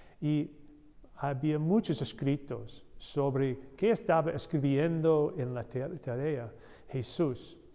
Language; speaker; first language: Spanish; non-native, learner; English